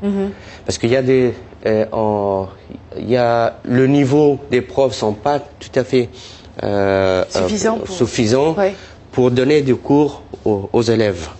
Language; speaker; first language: French; non-native, fluent; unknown